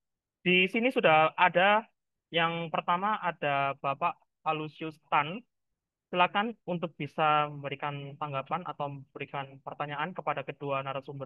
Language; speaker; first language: Indonesian; native; Indonesian